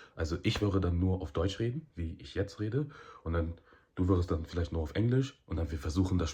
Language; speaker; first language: German; early bilingual, heritage; German